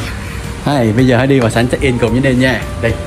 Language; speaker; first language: Vietnamese; native; Vietnamese